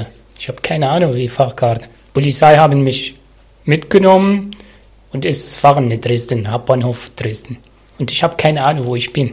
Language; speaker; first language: German; non-native, learner; Arabic